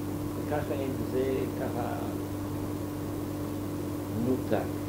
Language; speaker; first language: Hebrew; non-native, fluent; German